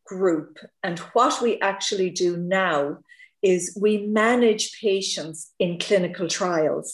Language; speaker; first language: English; native; English